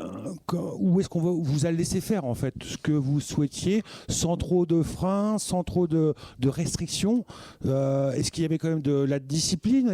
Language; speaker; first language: French; native; French